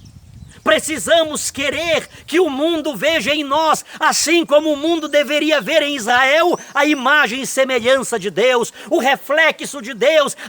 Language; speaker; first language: Portuguese; native; Portuguese